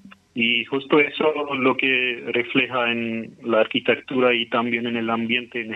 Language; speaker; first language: Spanish; non-native, fluent; Hindi